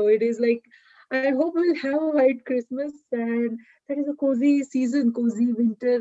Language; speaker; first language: English; non-native, local second language; Marathi